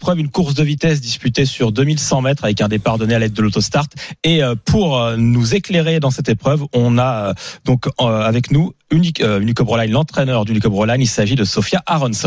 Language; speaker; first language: French; native; French